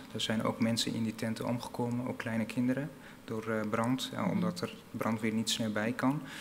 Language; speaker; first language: Dutch; non-native, fluent; Arabic